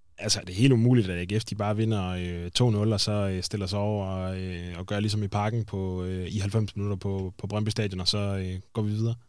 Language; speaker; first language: Danish; native; Danish